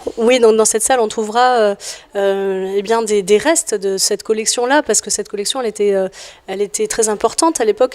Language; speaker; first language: French; native; French